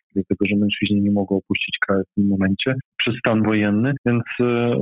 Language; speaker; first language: Polish; non-native, fluent; Ukrainian